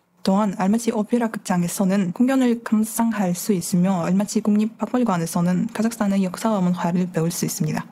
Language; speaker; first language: Korean; non-native, fluent; Kazakh